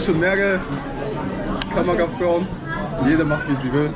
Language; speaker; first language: German; native; German